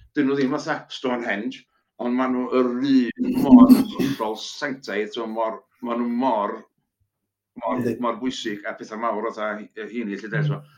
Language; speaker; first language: Welsh; native; Welsh